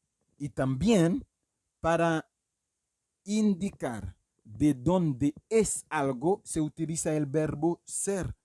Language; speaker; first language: Spanish; non-native, fluent; Haitian Creole